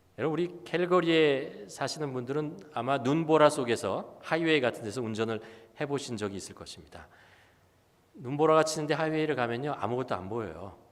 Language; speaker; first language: Korean; native; Korean